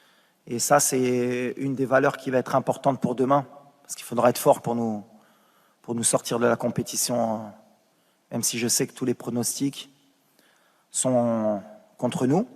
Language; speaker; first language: French; native; French